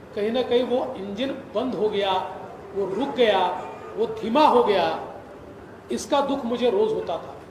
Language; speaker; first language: Hindi; non-native, local second language; Marathi